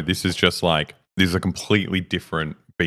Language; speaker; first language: English; native; English